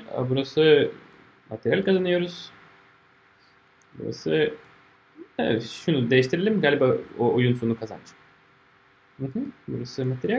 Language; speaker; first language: Turkish; non-native, fluent; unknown